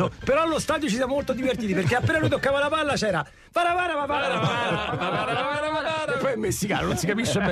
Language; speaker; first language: Italian; native; Italian